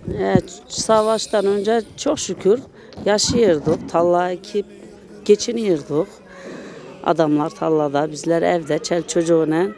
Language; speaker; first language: Turkish; early bilingual, heritage; Turkish